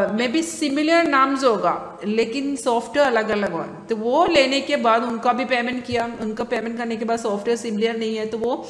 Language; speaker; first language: Hindi; non-native, local second language; Malayalam